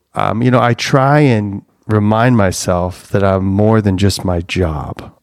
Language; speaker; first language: English; native; English